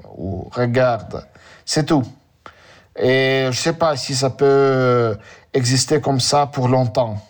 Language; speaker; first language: French; non-native, learner; Russian